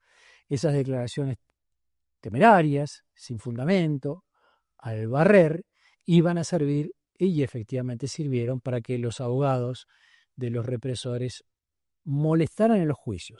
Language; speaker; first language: Spanish; native; Spanish